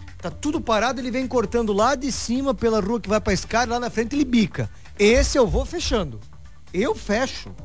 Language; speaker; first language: Portuguese; native; Portuguese